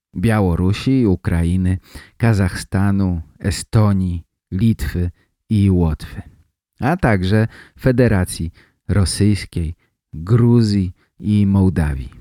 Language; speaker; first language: Polish; native; Polish